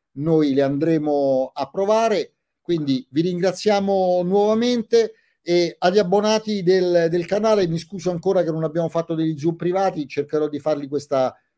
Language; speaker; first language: Italian; native; Italian